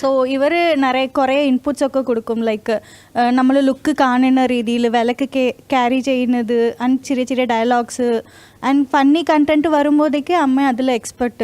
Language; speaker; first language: Malayalam; non-native, fluent; Tamil